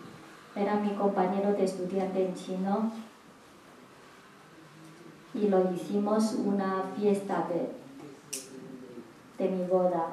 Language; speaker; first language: Spanish; non-native, learner; Chinese